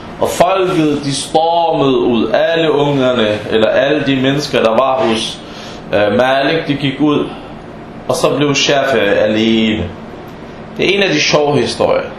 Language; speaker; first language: Danish; early bilingual, other home language; Arabic